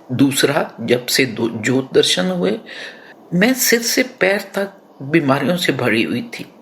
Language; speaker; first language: Hindi; non-native, local second language; Punjabi